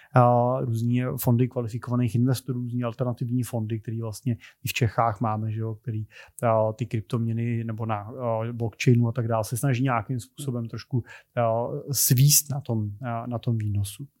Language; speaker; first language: Czech; native; Czech